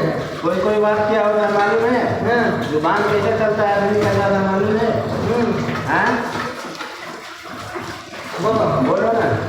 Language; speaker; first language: Hindi; non-native, learner; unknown